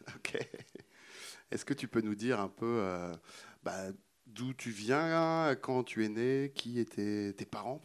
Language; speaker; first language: French; native; French